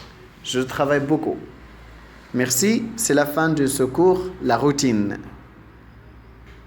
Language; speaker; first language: French; non-native, local second language; Arabic